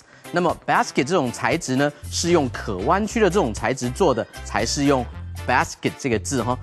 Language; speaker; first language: Chinese; native; Chinese